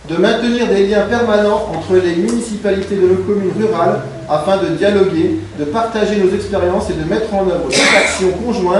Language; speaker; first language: French; native; French